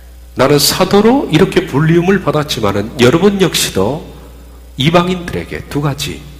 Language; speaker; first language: Korean; native; Korean